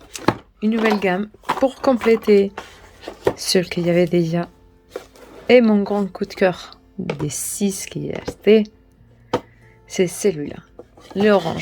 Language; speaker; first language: French; non-native, learner; Spanish